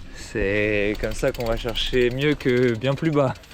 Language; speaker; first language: French; native; French